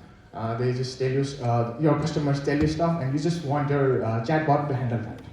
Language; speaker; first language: English; non-native, local second language; Nepali